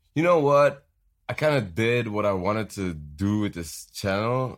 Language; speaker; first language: English; non-native, fluent; Dutch